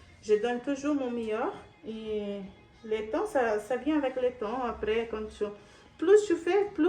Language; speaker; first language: French; non-native, learner; Portuguese